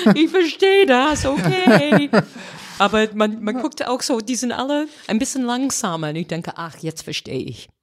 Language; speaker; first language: German; non-native, fluent; English